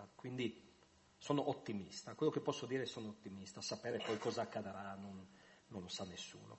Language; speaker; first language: Italian; native; Italian